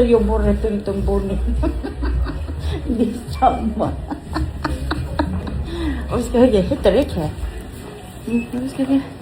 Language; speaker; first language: Swedish; non-native, learner; Filipino